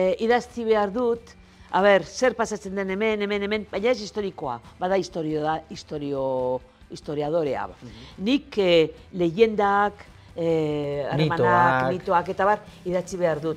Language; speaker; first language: Basque; non-native, local second language; Spanish